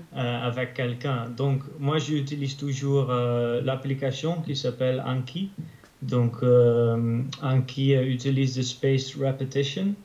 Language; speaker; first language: French; non-native, learner; Dutch